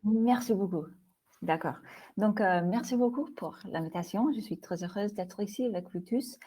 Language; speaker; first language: French; non-native, fluent; English